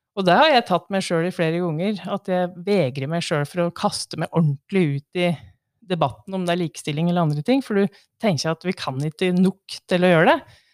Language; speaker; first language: Norwegian; native; Norwegian